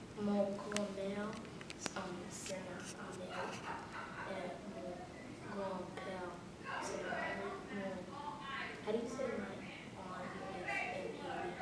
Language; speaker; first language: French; early bilingual, heritage; French